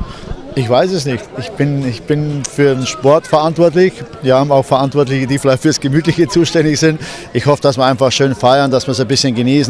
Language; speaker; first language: German; native; German